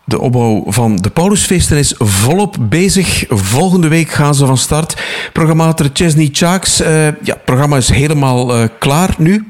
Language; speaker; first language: Dutch; native; Dutch